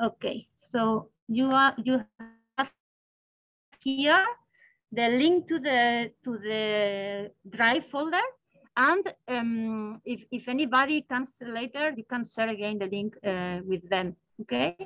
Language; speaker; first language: English; non-native, learner; Spanish